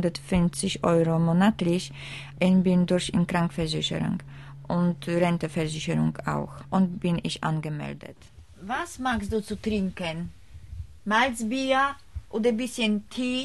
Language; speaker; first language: German; non-native, learner; Polish